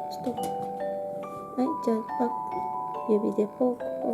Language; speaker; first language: Japanese; native; Japanese